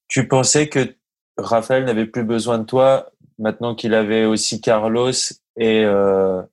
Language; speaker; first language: French; native; French